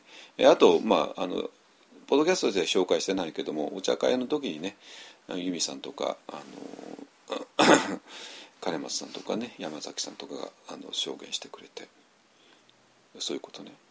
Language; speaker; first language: Japanese; native; Japanese